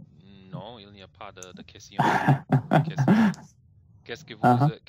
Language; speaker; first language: French; non-native, learner; English